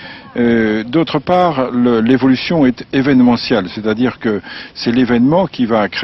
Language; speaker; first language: French; native; French